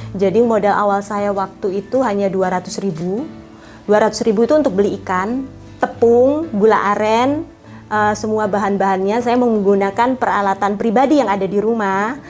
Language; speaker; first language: Indonesian; native; Indonesian